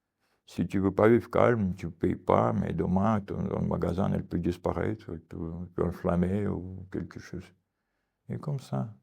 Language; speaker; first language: French; non-native, learner; Ukrainian